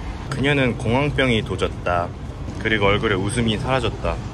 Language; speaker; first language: Korean; early bilingual, heritage; Korean